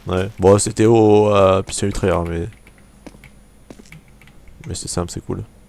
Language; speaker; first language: French; native; French